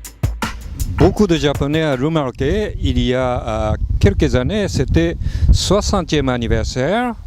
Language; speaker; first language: French; non-native, fluent; Japanese